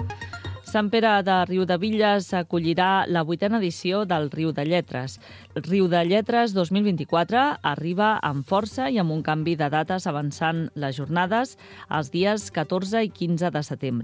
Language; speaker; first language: Catalan; native; Catalan